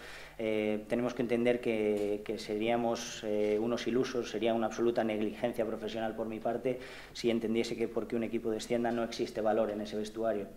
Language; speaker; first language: Spanish; native; Spanish